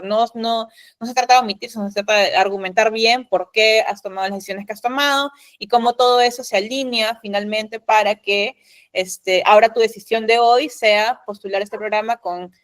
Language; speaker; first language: Spanish; native; Spanish